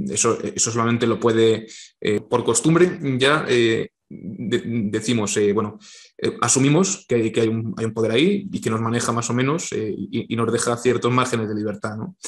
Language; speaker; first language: Spanish; native; Spanish